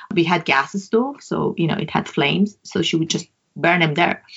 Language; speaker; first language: English; non-native, fluent; Persian